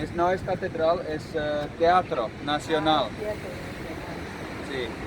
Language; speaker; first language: Spanish; non-native, learner; Finnish